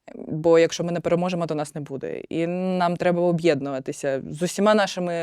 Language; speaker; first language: Ukrainian; non-native, local second language; Russian